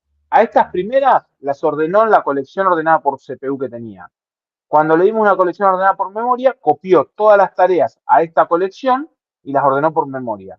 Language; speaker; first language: Spanish; native; Spanish